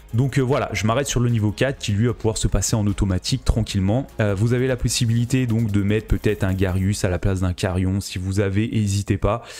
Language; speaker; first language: French; native; French